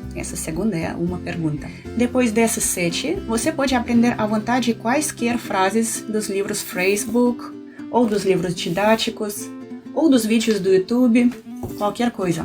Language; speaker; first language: Portuguese; non-native, fluent; Russian